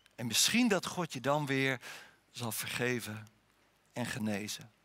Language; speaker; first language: Dutch; native; Dutch